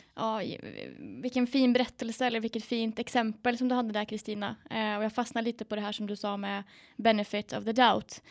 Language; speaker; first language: Swedish; native; Swedish